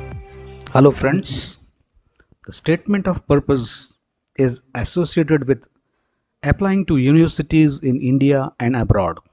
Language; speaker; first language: English; non-native, local second language; Marathi